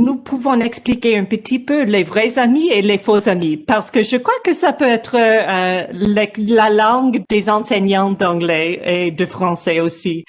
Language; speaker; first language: French; non-native, learner; English